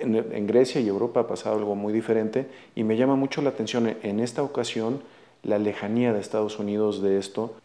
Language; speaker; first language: Spanish; native; Spanish